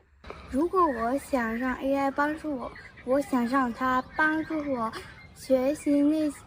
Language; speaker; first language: Chinese; non-native, learner; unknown